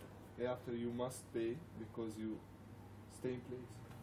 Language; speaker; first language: English; non-native, learner; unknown